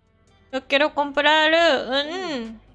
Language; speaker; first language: Spanish; non-native, learner; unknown